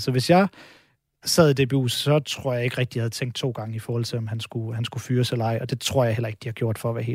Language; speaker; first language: Danish; native; Danish